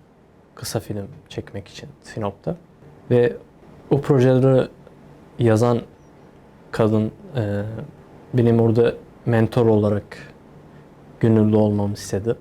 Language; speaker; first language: Turkish; early bilingual, other home language; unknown